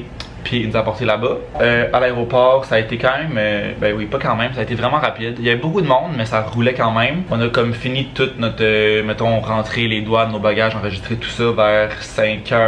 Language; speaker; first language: French; native; French